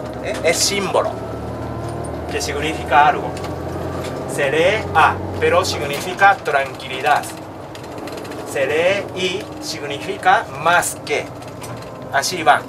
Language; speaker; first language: Spanish; non-native, learner; Japanese